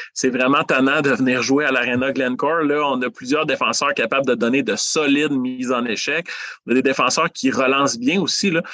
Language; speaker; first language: French; native; French